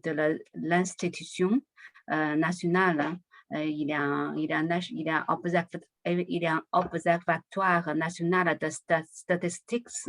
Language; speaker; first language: French; non-native, learner; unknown